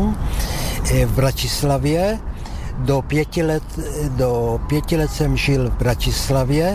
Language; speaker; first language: Czech; non-native, local second language; Slovak